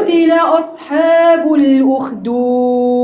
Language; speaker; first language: Arabic; native; Arabic